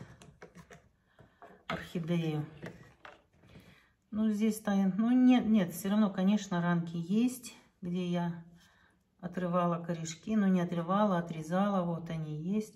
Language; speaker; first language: Russian; native; Russian